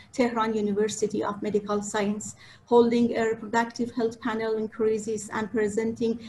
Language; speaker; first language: English; non-native, fluent; Persian